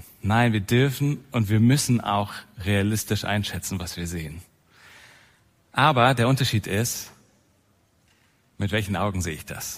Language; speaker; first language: German; native; German